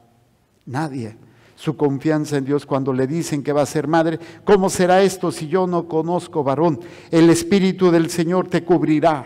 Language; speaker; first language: Spanish; native; Spanish